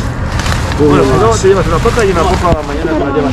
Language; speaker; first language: Spanish; non-native, fluent; Filipino